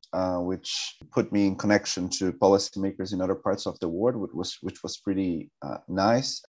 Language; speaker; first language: English; non-native, fluent; Portuguese